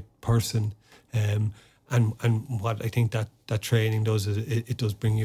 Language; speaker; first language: English; non-native, local second language; Irish